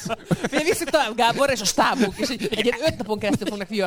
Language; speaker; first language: Hungarian; native; Hungarian